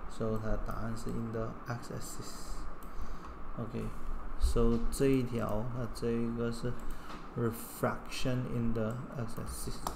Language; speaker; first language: English; non-native, local second language; Chinese